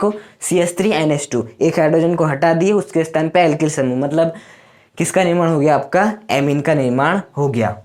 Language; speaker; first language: Hindi; native; Hindi